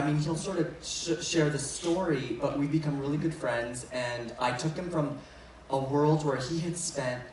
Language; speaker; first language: English; native; English